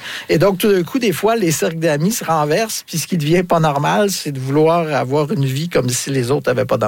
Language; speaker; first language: French; native; French